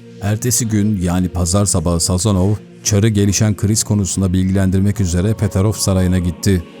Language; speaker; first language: Turkish; native; Turkish